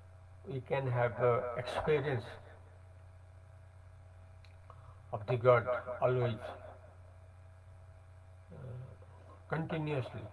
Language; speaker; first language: English; non-native, learner; Nepali